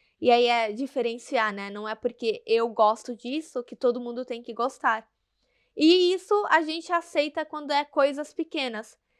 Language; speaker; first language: Portuguese; native; Portuguese